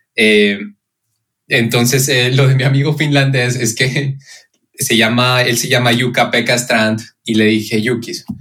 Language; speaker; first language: Spanish; native; Spanish